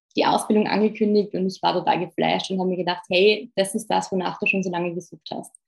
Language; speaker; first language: German; native; German